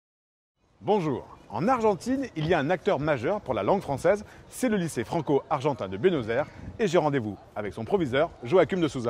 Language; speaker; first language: French; native; French